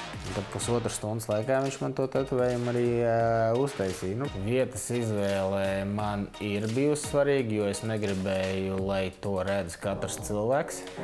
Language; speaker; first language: Latvian; native; Latvian